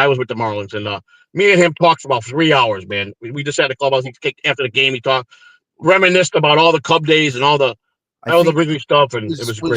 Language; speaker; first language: English; native; English